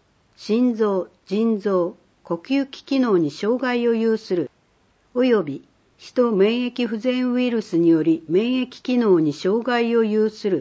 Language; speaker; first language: Japanese; native; Japanese